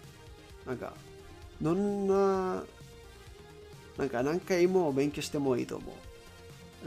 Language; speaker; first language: Japanese; non-native, learner; Spanish